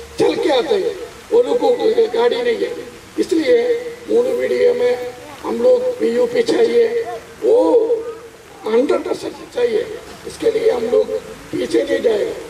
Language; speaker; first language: Hindi; non-native, local second language; Malayalam